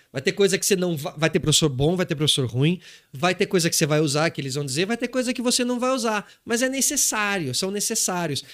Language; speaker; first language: Portuguese; native; Portuguese